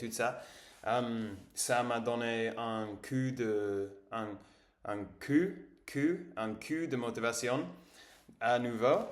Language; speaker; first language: French; non-native, learner; English